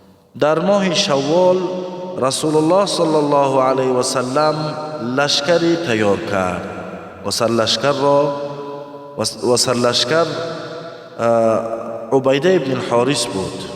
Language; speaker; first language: Persian; native; Persian